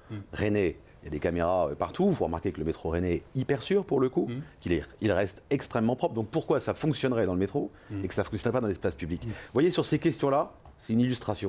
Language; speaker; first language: French; native; French